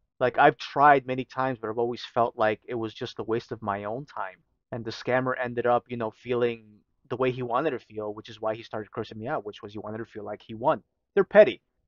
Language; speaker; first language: English; native; English